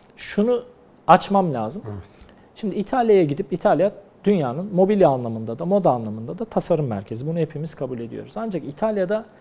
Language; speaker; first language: Turkish; native; Turkish